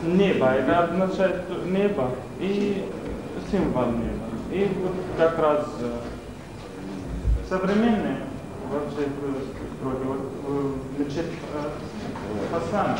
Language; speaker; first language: Russian; non-native, learner; Arabic